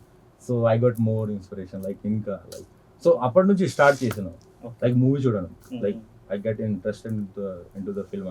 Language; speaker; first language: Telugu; non-native, local second language; Hindi